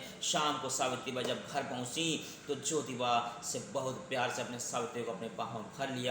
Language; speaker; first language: Hindi; native; Hindi